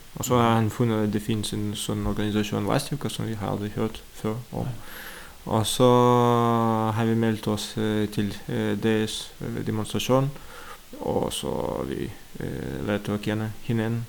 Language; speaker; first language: Danish; non-native, fluent; Russian